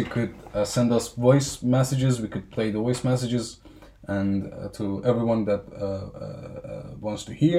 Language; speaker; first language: English; non-native, fluent; Persian